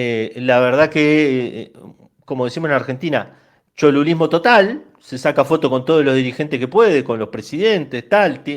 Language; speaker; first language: Spanish; native; Spanish